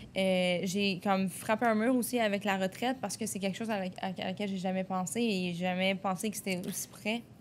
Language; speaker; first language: French; native; French